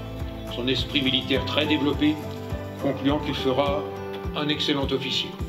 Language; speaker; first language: French; native; French